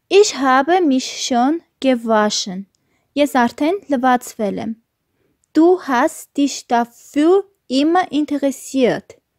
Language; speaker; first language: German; non-native, fluent; Armenian